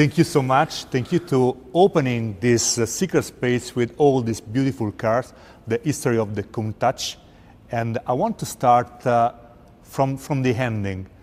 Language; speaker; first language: English; non-native, fluent; Italian